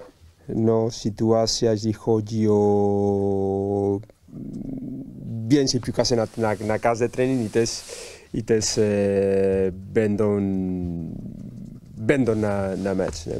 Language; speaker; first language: Polish; non-native, learner; Spanish